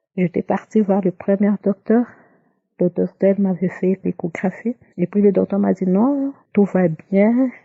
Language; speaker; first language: French; non-native, local second language; Lingala